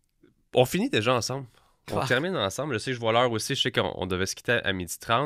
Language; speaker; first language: French; native; French